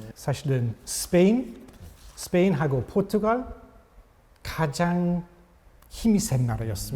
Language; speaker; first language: Korean; non-native, fluent; English